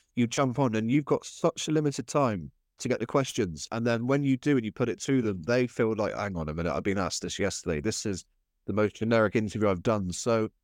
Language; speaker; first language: English; native; English